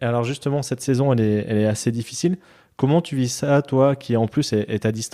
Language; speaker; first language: French; native; French